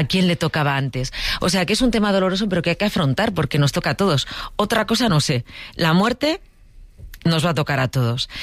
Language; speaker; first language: Spanish; native; Spanish